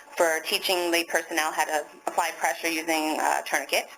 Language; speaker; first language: English; native; English